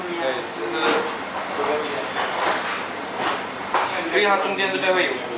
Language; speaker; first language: Chinese; native; Chinese